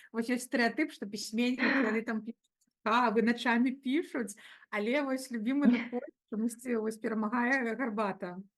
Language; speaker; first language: Belarusian; non-native, local second language; Russian